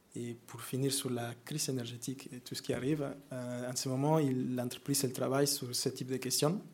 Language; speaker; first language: French; non-native, fluent; Spanish